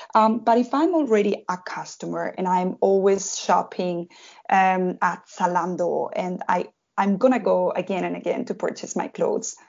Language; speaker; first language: English; non-native, fluent; Spanish